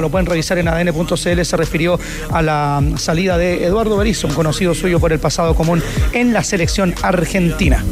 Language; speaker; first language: Spanish; native; Spanish